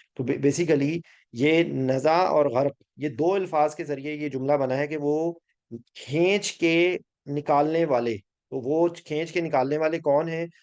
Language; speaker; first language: Urdu; native; Urdu